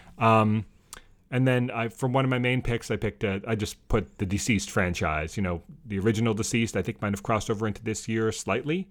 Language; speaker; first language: English; native; English